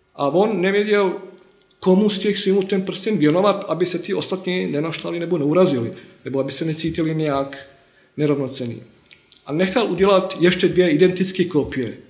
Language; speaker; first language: Czech; non-native, fluent; Bosnian